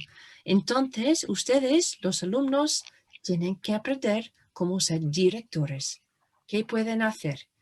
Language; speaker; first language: Spanish; non-native, fluent; English